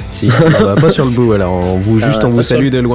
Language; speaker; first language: French; native; French